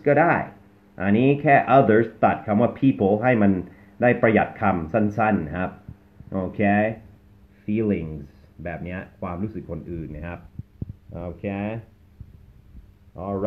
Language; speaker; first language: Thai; non-native, fluent; English